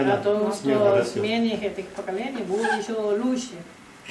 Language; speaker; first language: Russian; non-native, learner; Spanish